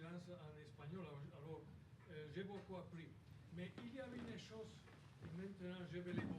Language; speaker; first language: French; non-native, fluent; Spanish